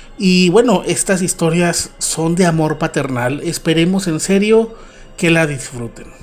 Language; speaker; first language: Spanish; native; Spanish